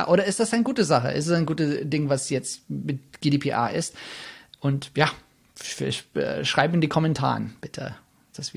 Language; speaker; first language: German; non-native, fluent; English